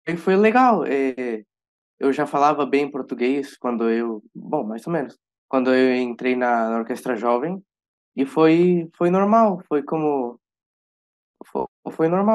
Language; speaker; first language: Portuguese; early bilingual, other home language; Spanish